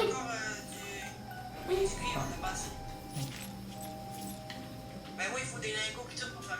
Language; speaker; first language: French; native; French